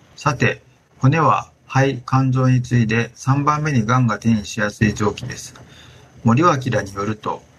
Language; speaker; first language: Japanese; native; Japanese